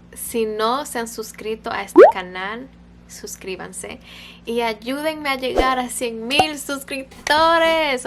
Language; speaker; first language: Spanish; early bilingual, heritage; Spanish